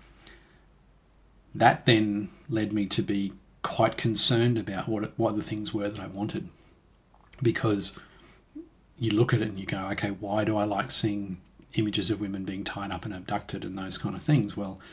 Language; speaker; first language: English; native; English